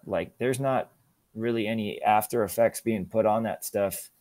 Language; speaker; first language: English; native; English